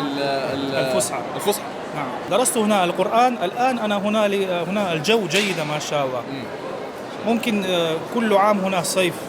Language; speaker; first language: Arabic; non-native, learner; Chechen